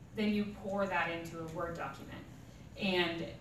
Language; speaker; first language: English; native; English